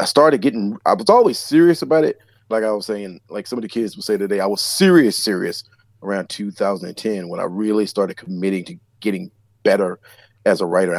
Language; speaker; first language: English; native; English